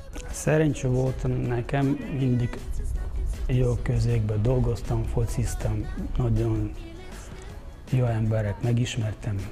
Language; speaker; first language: Hungarian; non-native, fluent; Ukrainian